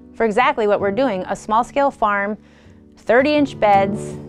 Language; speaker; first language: English; native; English